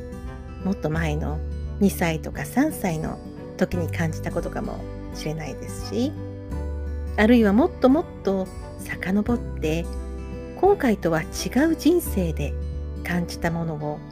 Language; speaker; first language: Japanese; native; Japanese